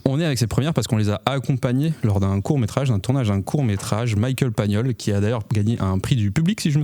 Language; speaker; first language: French; native; French